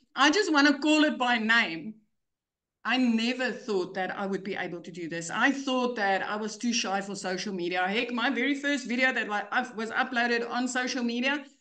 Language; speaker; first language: English; non-native, local second language; Afrikaans